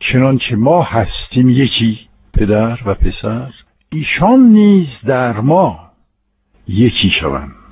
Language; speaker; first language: Persian; non-native, fluent; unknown